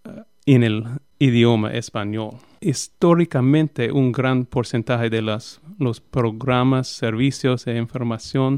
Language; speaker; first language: Spanish; non-native, fluent; English